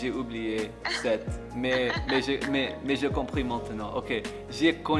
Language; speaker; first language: French; non-native, learner; English